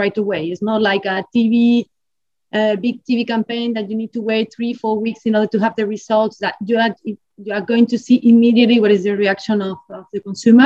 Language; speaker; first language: English; non-native, fluent; Spanish